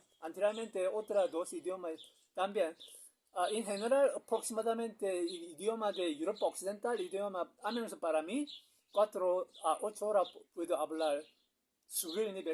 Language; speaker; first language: Spanish; non-native, learner; Korean